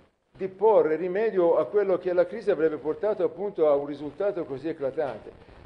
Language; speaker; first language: Italian; native; Italian